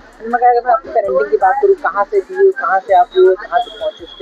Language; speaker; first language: Hindi; native; Hindi